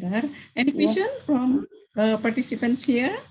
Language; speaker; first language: English; non-native, learner; Indonesian